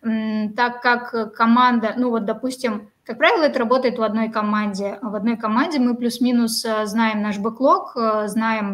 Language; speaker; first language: Russian; native; Russian